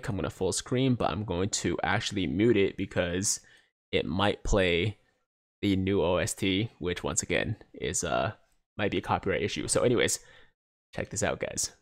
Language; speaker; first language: English; native; English